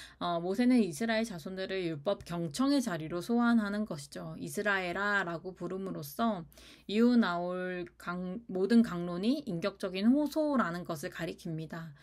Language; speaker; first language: Korean; native; Korean